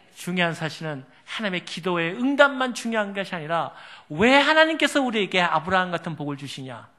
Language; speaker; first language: Korean; native; Korean